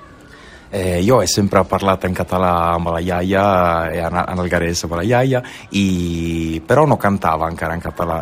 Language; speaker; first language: Catalan; non-native, local second language; Italian